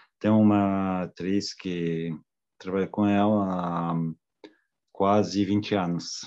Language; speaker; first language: Portuguese; non-native, fluent; French